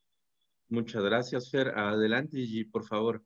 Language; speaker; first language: Spanish; native; Spanish